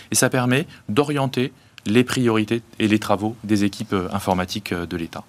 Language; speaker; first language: French; native; French